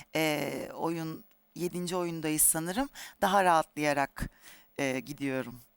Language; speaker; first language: Turkish; native; Turkish